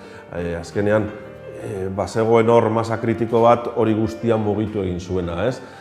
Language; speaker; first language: Basque; native; Basque